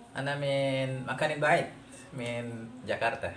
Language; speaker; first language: Arabic; non-native, learner; Indonesian